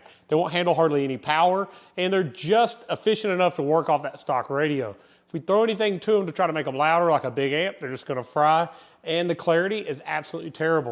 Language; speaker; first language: English; native; English